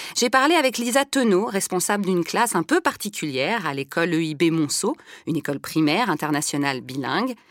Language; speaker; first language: French; native; French